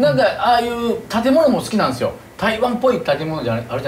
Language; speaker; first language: Japanese; native; Japanese